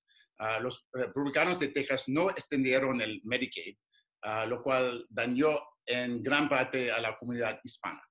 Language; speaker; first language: Spanish; non-native, fluent; English